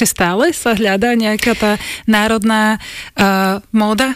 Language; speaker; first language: Slovak; native; Slovak